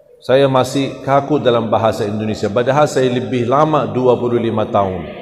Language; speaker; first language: Indonesian; non-native, fluent; Arabic